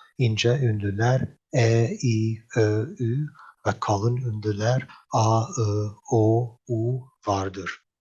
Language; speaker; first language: Turkish; non-native, learner; English